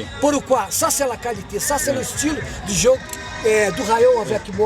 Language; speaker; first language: French; non-native, fluent; Portuguese